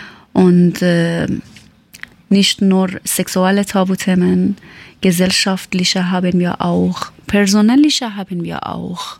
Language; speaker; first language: German; non-native, learner; Persian